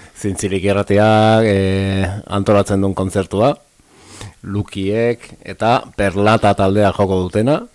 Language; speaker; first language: Basque; native; Basque